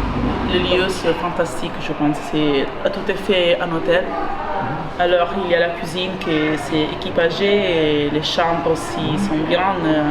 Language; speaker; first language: French; non-native, fluent; Italian